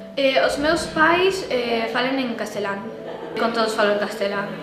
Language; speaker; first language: Galician; non-native, local second language; Spanish